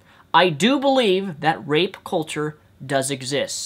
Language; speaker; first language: English; native; English